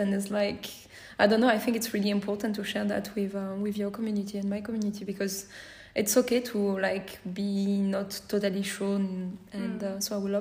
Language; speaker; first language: English; non-native, fluent; French